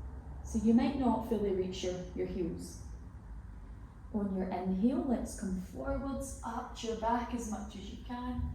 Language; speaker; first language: English; native; English